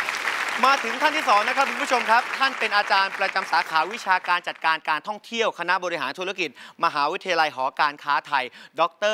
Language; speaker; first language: Thai; native; Thai